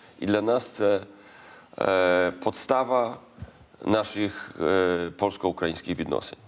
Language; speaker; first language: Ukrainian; non-native, learner; Polish